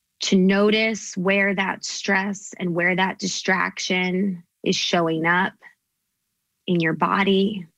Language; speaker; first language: English; native; English